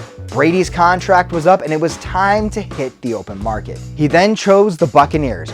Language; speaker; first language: English; native; English